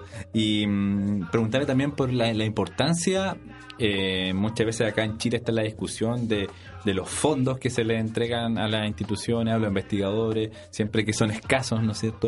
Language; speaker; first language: Spanish; native; Spanish